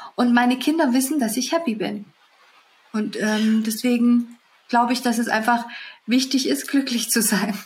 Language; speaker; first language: German; early bilingual, other home language; Russian